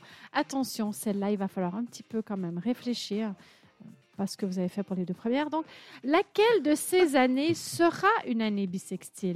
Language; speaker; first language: French; native; French